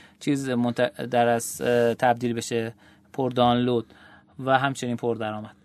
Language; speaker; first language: Persian; native; Persian